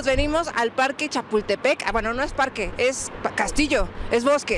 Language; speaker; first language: Spanish; native; Spanish